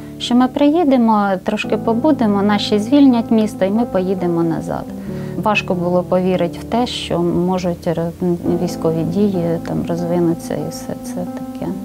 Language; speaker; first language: Ukrainian; native; Ukrainian